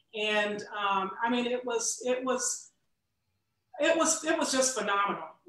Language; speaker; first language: English; native; English